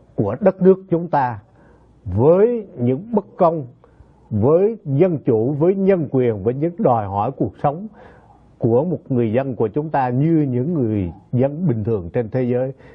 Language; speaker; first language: Vietnamese; native; Vietnamese